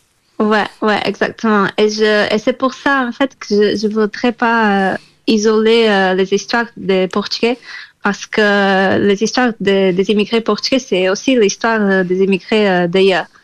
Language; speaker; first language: French; non-native, fluent; Portuguese